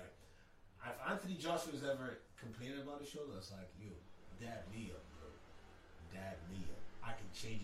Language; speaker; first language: English; native; English